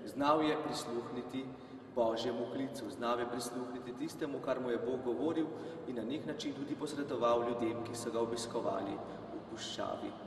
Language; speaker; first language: Slovenian; native; Slovenian